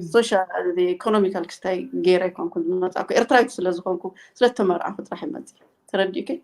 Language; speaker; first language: Tigrinya; native; Tigrinya